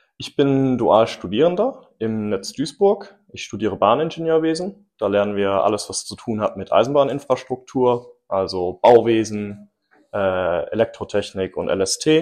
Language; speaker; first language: German; early bilingual, other home language; English